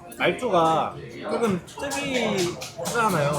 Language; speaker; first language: Korean; native; Korean